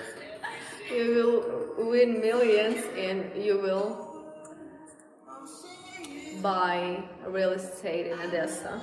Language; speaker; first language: English; non-native, fluent; Russian